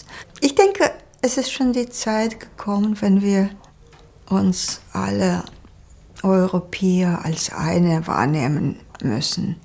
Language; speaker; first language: German; non-native, fluent; Russian